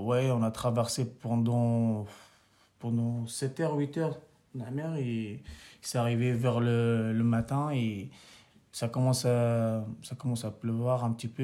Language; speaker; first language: French; non-native, local second language; Arabic